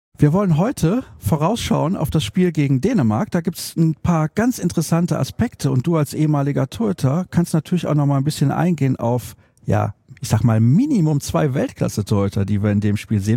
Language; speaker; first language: German; native; German